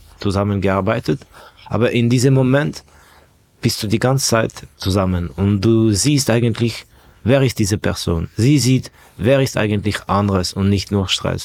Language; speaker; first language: German; non-native, fluent; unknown